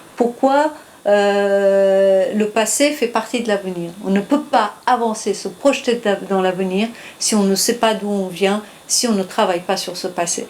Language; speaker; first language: French; non-native, fluent; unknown